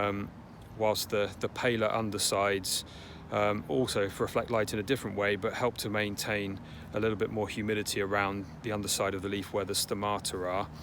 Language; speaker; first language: English; native; English